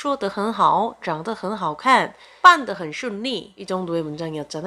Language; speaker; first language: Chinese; non-native, fluent; Korean